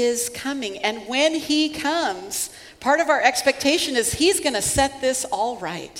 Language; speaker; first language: English; native; English